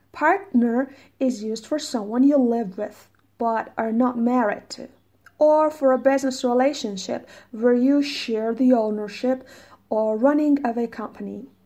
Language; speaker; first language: English; non-native, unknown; Persian